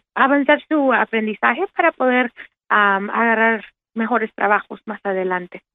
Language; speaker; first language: Spanish; early bilingual, heritage; Spanish